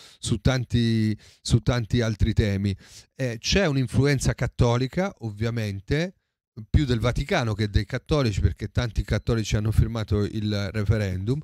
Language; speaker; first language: Italian; native; Italian